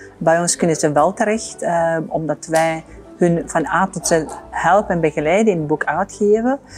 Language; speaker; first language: Dutch; non-native, fluent; Bosnian